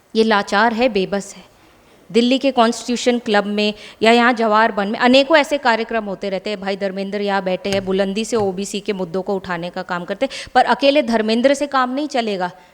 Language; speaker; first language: Hindi; native; Hindi